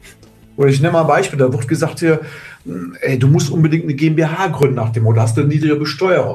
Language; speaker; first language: German; native; German